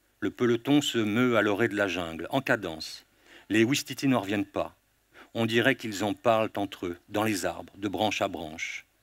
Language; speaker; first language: French; native; French